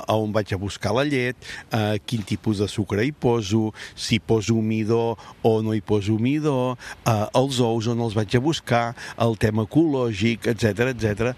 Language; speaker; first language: Catalan; native; Catalan